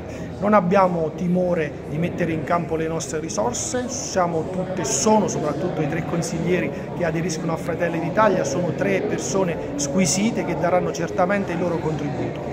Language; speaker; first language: Italian; native; Italian